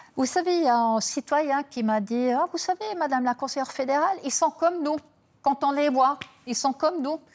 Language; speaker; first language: French; non-native, local second language; German